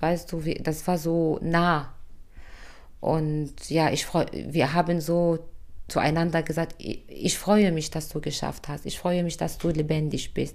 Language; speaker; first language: German; non-native, fluent; Arabic